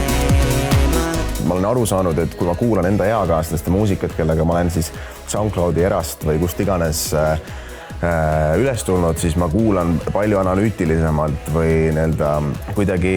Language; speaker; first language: Estonian; native; Estonian